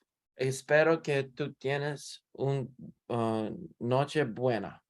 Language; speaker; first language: Spanish; non-native, learner; English